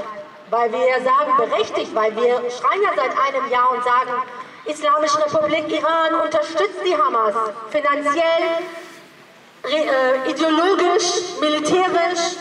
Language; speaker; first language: German; early bilingual, other home language; Persian